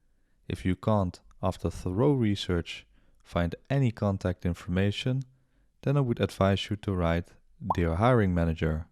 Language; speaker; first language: English; non-native, fluent; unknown